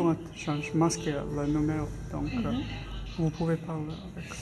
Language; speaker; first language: French; non-native, learner; English